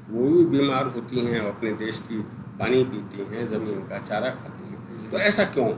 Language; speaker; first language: Hindi; native; Hindi